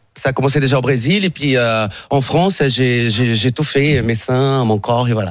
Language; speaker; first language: French; non-native, fluent; Portuguese